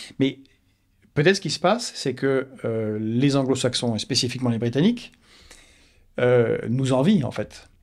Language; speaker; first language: French; native; French